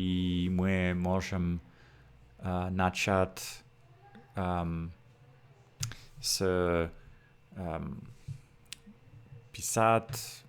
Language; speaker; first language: Russian; non-native, learner; English